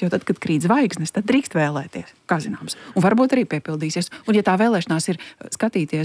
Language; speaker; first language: Latvian; native; Latvian